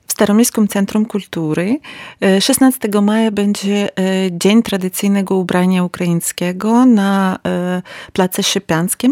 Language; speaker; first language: Polish; non-native, learner; Ukrainian